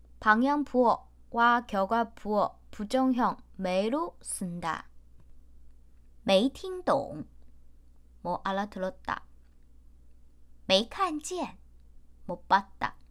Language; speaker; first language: Korean; non-native, fluent; Chinese